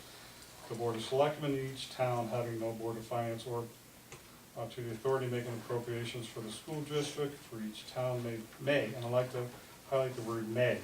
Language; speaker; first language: English; native; English